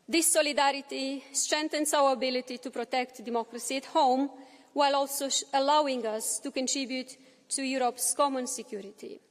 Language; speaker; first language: English; non-native, fluent; Romanian